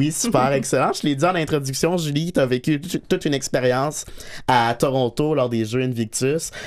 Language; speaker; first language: French; native; French